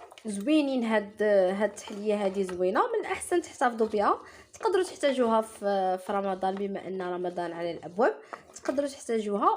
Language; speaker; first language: Arabic; native; Arabic